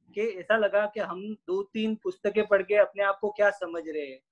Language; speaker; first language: Hindi; non-native, local second language; Gujarati